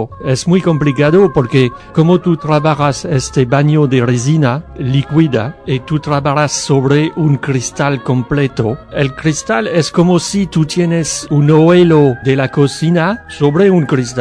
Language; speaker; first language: Spanish; non-native, learner; French